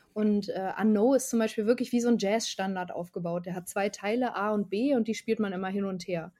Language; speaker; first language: German; native; German